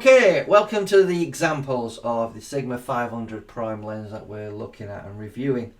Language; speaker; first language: English; native; English